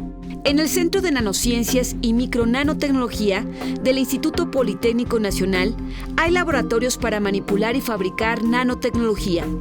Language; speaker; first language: Spanish; native; Spanish